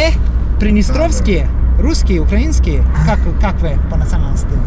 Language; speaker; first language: Russian; non-native, learner; Italian